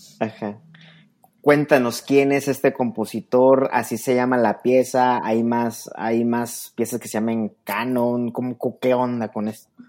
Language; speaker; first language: Spanish; native; Spanish